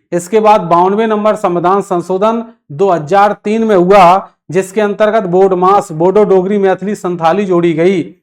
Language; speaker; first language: Hindi; native; Hindi